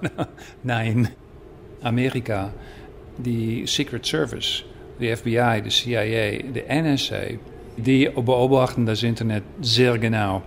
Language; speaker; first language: German; non-native, learner; Dutch